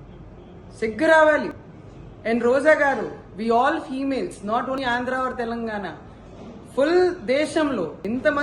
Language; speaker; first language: Telugu; non-native, local second language; Hindi